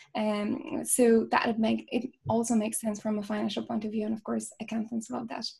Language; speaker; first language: English; non-native, fluent; Polish